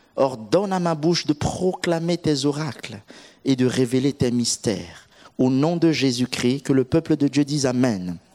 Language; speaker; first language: French; non-native, local second language; Sango